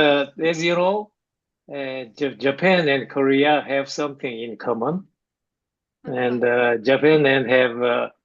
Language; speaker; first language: English; non-native, fluent; Korean